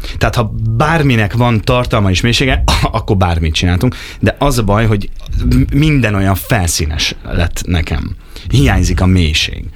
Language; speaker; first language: Hungarian; native; Hungarian